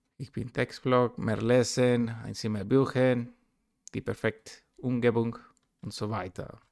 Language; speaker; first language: German; non-native, learner; Spanish